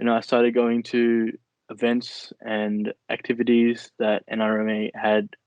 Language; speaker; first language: English; early bilingual, other home language; Nepali